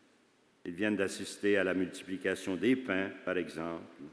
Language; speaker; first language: French; native; French